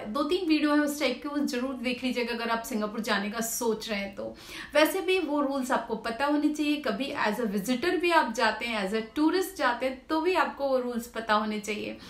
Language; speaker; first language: Hindi; native; Hindi